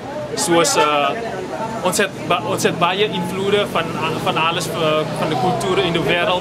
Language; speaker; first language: Dutch; non-native, learner; Afrikaans